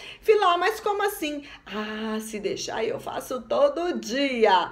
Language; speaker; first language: Portuguese; native; Portuguese